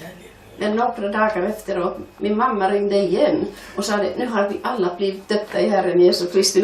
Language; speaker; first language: Swedish; non-native, fluent; Finnish